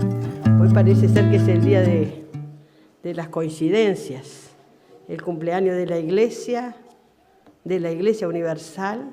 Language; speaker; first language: Spanish; native; Spanish